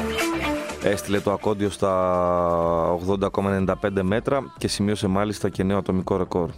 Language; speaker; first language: Greek; native; Greek